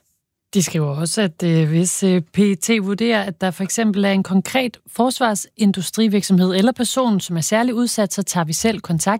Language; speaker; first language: Danish; native; Danish